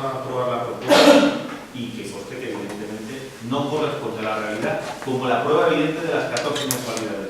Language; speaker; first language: Spanish; native; Spanish